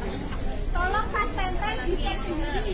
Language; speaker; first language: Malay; non-native, local second language; Javanese